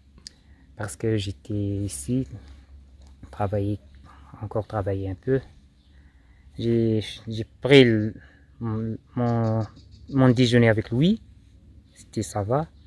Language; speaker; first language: French; non-native, local second language; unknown